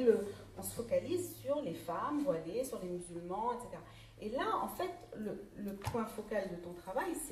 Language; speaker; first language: French; native; French